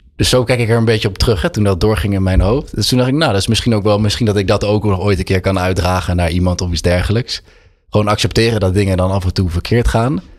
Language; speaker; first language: Dutch; native; Dutch